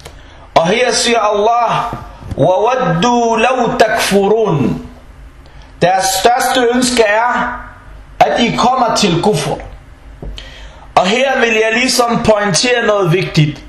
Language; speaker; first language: Danish; early bilingual, other home language; Arabic